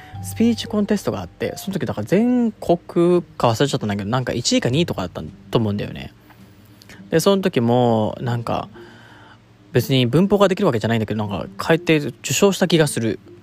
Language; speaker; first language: Japanese; early bilingual, other home language; Filipino